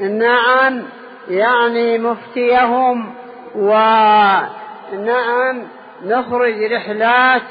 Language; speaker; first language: Arabic; native; Arabic